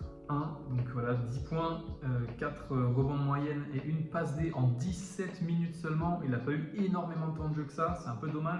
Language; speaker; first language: French; native; French